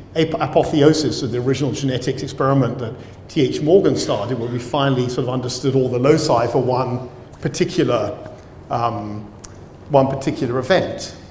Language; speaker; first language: English; native; English